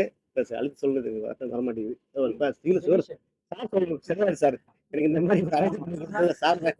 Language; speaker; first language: Tamil; native; Tamil